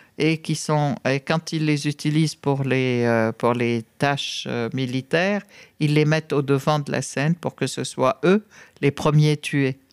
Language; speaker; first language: French; non-native, fluent; Arabic